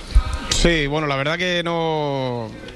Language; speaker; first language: Spanish; native; Spanish